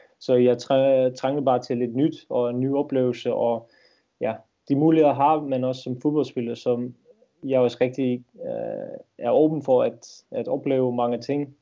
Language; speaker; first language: Danish; non-native, fluent; Dutch